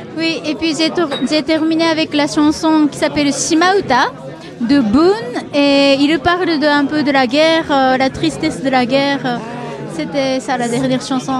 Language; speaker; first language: French; non-native, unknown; Japanese